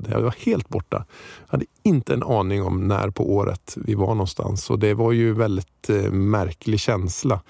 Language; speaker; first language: Swedish; native; Swedish